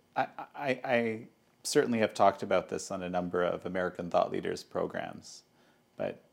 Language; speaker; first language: English; non-native, fluent; Polish